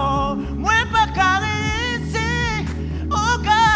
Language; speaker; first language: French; non-native, local second language; Haitian Creole